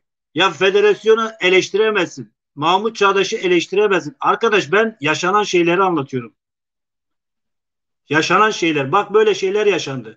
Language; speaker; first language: Turkish; non-native, local second language; Zaza